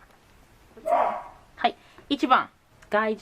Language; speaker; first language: Japanese; non-native, learner; English